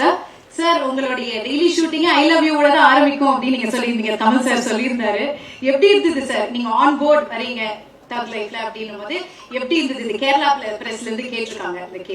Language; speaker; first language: Tamil; native; Tamil